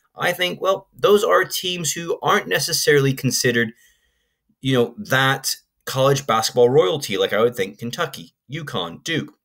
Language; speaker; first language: English; native; English